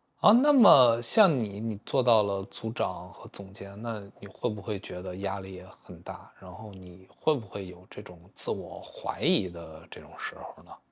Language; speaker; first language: Chinese; native; Chinese